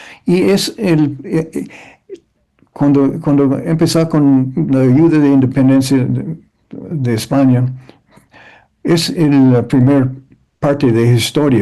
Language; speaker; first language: Spanish; early bilingual, heritage; English